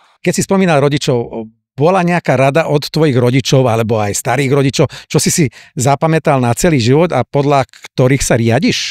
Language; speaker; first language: Slovak; native; Slovak